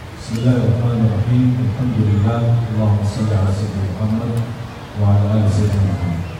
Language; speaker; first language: Indonesian; non-native, fluent; Arabic